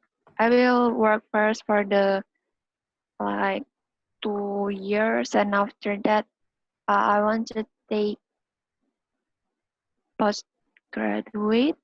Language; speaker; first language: English; non-native, learner; Indonesian